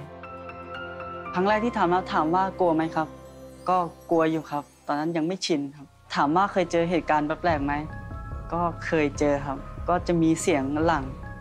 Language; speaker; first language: Thai; non-native, local second language; Karen languages